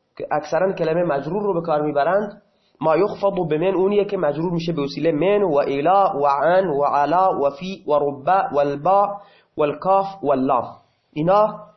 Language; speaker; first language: Persian; non-native, local second language; Baluchi